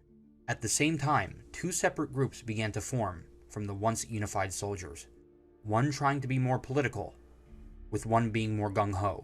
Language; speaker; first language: English; native; English